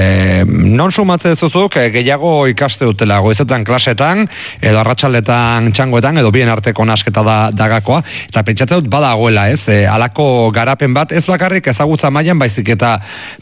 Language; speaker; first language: Basque; native; Basque